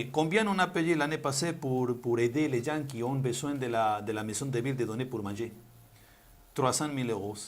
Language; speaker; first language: French; non-native, learner; Spanish